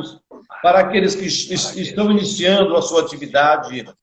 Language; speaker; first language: Portuguese; native; Portuguese